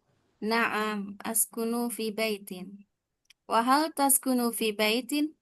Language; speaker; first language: Arabic; non-native, learner; Indonesian